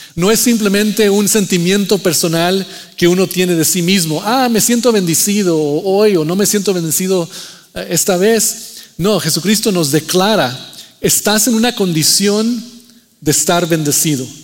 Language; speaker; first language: Spanish; early bilingual, heritage; Spanish